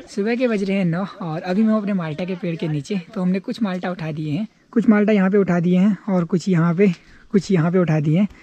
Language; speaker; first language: Hindi; native; Hindi